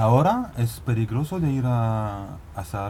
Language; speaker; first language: Spanish; non-native, learner; French